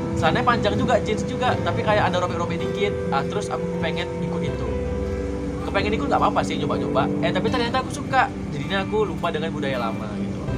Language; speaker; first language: Indonesian; native; Indonesian